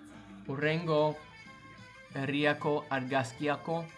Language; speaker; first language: Basque; non-native, learner; English